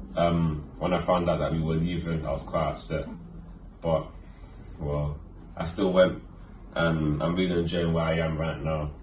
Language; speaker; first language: English; native; English